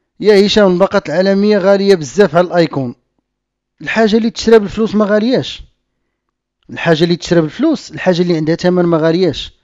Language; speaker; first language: Arabic; native; Arabic